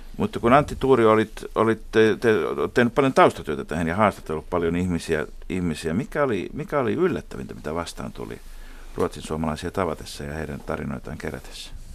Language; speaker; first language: Finnish; native; Finnish